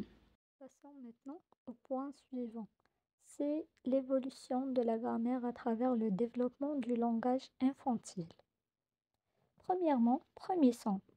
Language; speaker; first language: French; non-native, local second language; Arabic